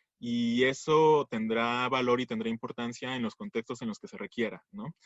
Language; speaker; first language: Spanish; native; Spanish